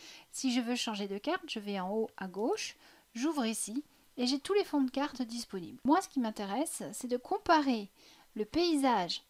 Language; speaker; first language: French; native; French